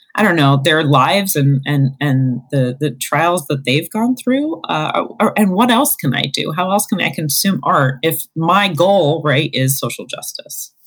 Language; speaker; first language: English; native; English